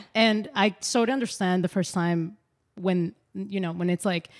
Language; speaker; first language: English; non-native, fluent; Spanish